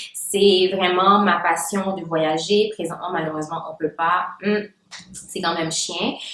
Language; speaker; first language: French; non-native, local second language; Haitian Creole